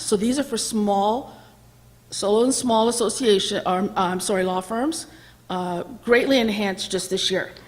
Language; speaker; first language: English; native; English